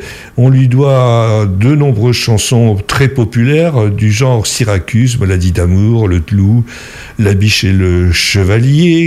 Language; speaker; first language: French; native; French